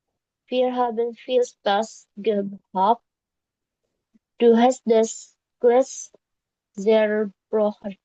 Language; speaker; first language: German; non-native, learner; Indonesian